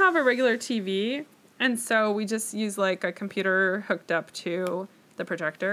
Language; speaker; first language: English; native; English